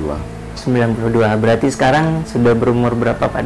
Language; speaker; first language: Indonesian; non-native, local second language; Madurese